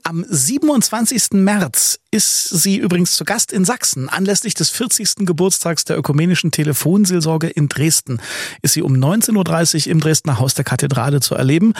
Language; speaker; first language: German; native; German